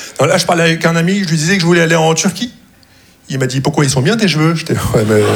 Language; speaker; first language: French; non-native, local second language; Arabic